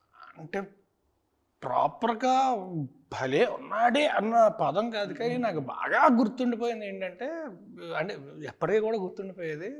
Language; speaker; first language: Telugu; native; Telugu